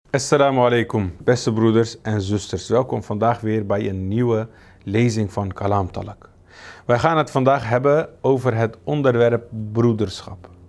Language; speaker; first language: Dutch; early bilingual, other home language; Turkish